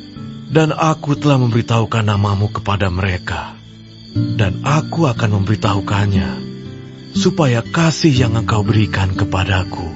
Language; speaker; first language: Indonesian; native; Indonesian